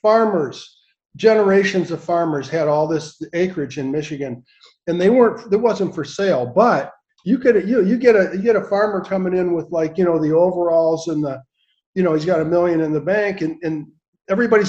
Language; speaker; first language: English; native; English